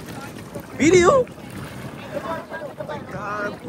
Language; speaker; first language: English; non-native, learner; Filipino